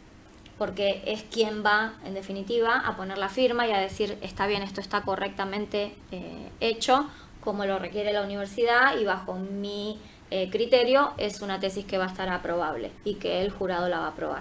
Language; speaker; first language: Spanish; native; Spanish